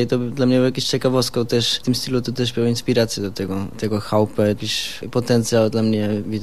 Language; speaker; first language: Polish; non-native, learner; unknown